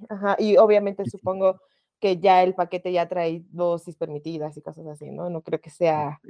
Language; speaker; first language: Spanish; native; Spanish